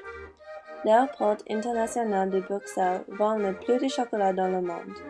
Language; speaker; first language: French; non-native, learner; English